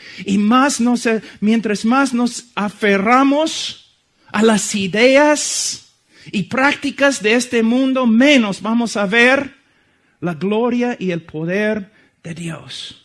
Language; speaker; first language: Spanish; non-native, fluent; English